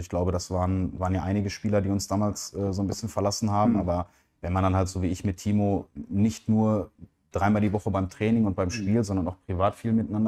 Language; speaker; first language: German; native; German